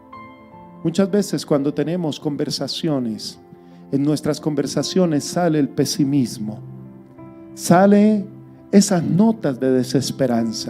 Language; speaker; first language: Spanish; native; Spanish